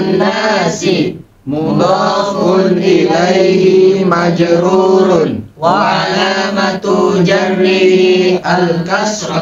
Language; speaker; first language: Arabic; non-native, learner; Indonesian